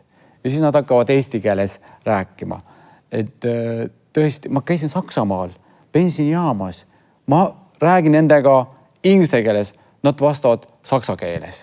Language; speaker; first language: Estonian; non-native, fluent; Kurdish